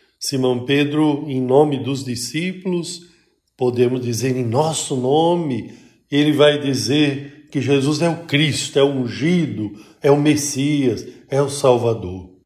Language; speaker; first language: Portuguese; native; Portuguese